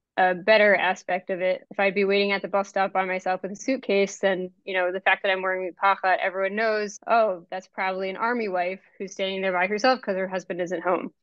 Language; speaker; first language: English; native; English